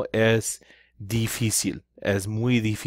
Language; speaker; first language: Spanish; non-native, fluent; English